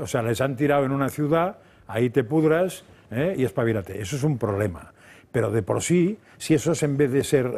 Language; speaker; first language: Spanish; native; Spanish